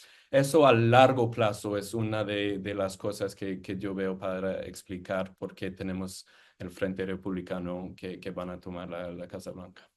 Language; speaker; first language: Spanish; non-native, fluent; English